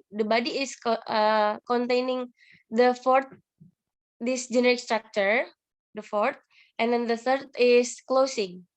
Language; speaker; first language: English; non-native, learner; Indonesian